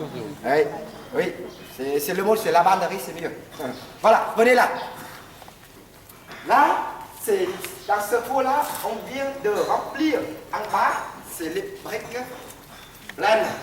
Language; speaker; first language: French; non-native, learner; Vietnamese